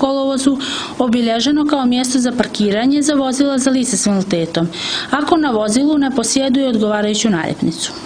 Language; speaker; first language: Croatian; native; Croatian